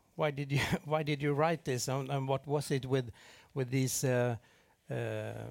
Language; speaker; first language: English; non-native, fluent; Swedish